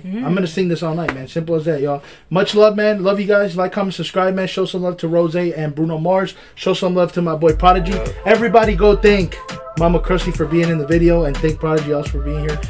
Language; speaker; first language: English; early bilingual, other home language; Spanish